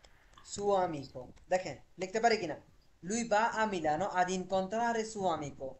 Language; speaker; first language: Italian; non-native, fluent; Bangla